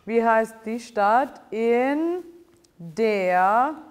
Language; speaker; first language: German; non-native, fluent; English